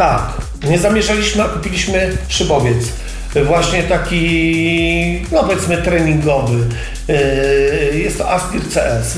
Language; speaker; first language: Polish; native; Polish